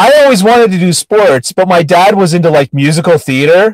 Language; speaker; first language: English; native; English